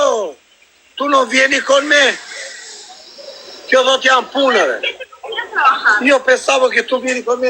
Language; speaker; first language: Italian; non-native, learner; Albanian